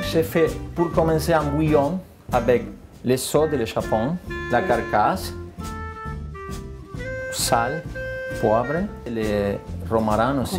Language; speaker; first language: French; non-native, fluent; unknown